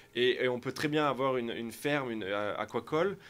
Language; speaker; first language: French; native; French